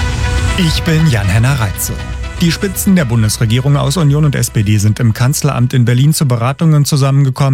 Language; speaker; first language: German; native; German